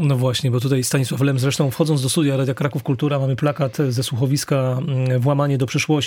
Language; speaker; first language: Polish; native; Polish